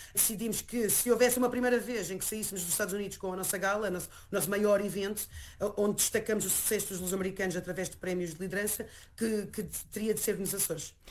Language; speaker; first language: Portuguese; early bilingual, heritage; Portuguese